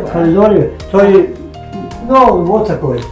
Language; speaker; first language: Russian; non-native, learner; Tajik